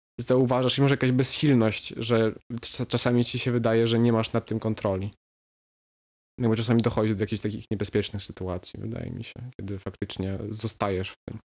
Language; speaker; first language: Polish; native; Polish